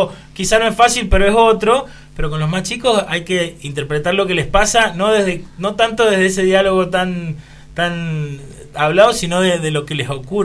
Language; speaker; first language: Spanish; native; Spanish